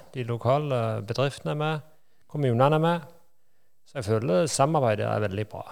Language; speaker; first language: Norwegian; native; Norwegian